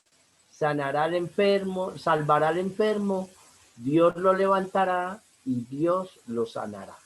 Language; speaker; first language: Spanish; native; Spanish